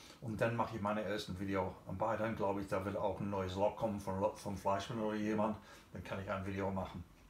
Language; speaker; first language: German; non-native, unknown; English